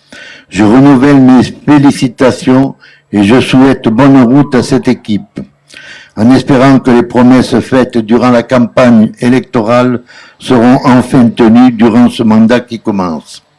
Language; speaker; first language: French; native; French